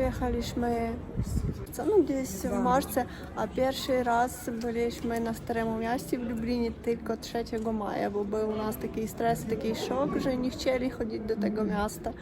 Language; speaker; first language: Polish; non-native, learner; Russian